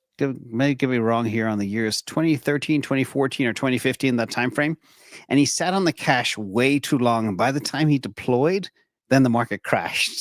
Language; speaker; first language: English; native; English